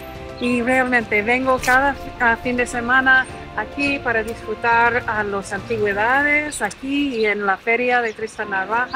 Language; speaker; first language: Spanish; non-native, fluent; English